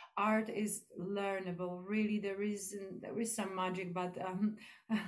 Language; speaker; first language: English; non-native, fluent; Polish